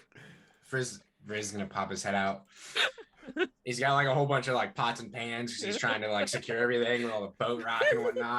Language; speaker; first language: English; native; English